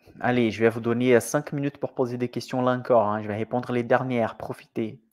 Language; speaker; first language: French; non-native, fluent; Portuguese